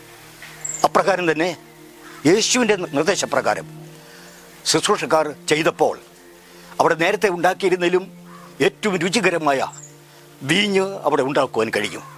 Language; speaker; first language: Malayalam; native; Malayalam